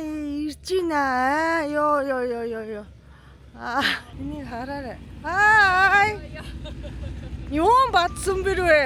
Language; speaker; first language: Mongolian; native; Mongolian